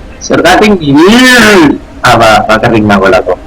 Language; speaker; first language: Basque; non-native, local second language; Spanish